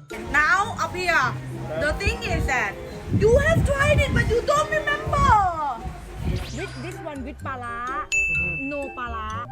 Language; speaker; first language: English; non-native, learner; Thai